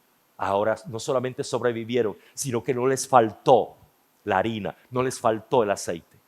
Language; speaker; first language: Spanish; native; Spanish